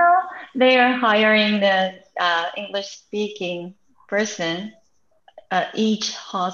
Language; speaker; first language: English; non-native, fluent; Japanese